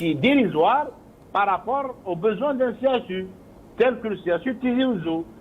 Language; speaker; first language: French; non-native, local second language; Arabic